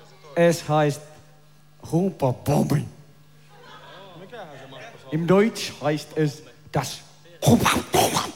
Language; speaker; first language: German; non-native, learner; Finnish